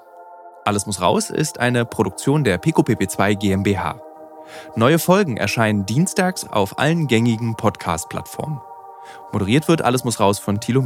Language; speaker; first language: German; native; German